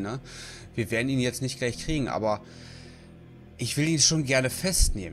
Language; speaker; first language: German; native; German